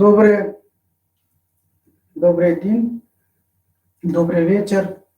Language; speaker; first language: Russian; non-native, fluent; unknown